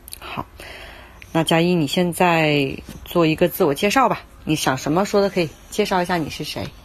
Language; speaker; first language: Chinese; native; Chinese